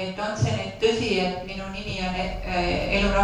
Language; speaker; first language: Finnish; non-native, learner; Estonian